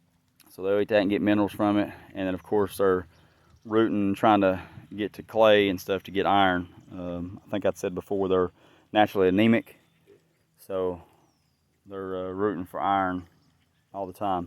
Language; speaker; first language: English; native; English